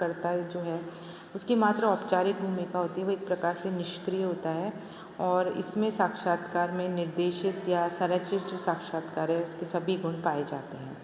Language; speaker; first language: Hindi; native; Hindi